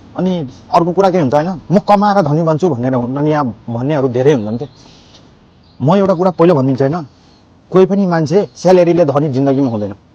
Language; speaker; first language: Nepali; native; Nepali